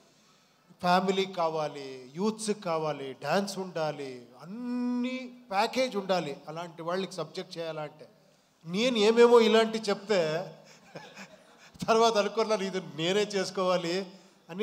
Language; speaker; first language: Telugu; non-native, local second language; Kannada